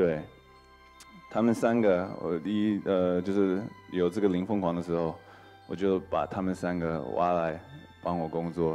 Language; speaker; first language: Chinese; early bilingual, heritage; English